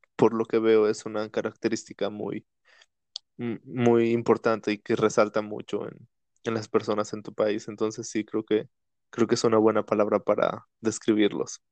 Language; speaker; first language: Spanish; native; Spanish